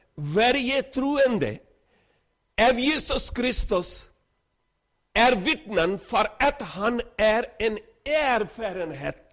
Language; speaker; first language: Swedish; non-native, learner; Urdu